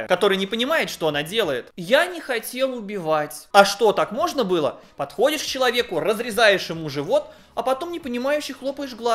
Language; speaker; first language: Russian; native; Russian